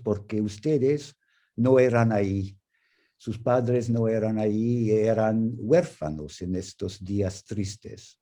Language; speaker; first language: Spanish; non-native, fluent; English